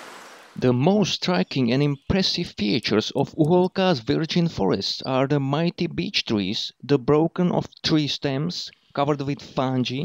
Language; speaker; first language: English; non-native, fluent; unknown